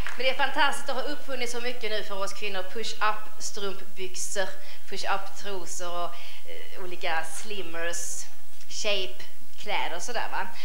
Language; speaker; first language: Swedish; native; Swedish